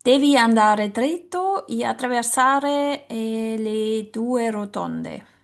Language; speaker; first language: Italian; non-native, learner; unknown